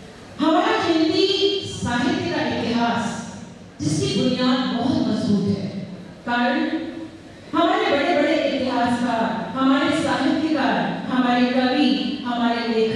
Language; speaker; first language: Hindi; native; Hindi